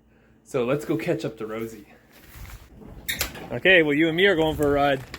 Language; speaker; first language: English; native; English